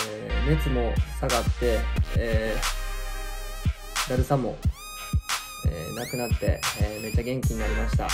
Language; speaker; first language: Japanese; native; Japanese